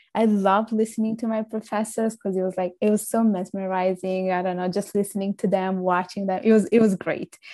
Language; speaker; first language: English; early bilingual, other home language; Italian